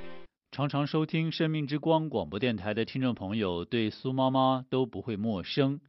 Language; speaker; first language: Chinese; native; Chinese